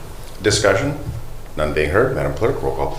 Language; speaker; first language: English; native; English